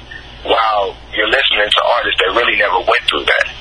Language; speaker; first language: English; native; English